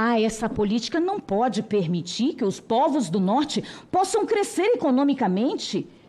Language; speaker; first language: Portuguese; non-native, local second language; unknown